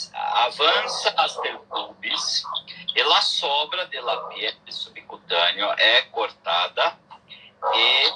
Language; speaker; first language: Spanish; non-native, learner; Portuguese